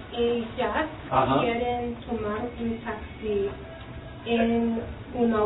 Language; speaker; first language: Spanish; non-native, learner; English